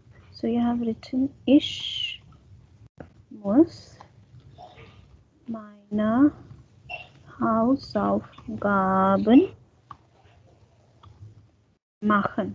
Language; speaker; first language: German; non-native, fluent; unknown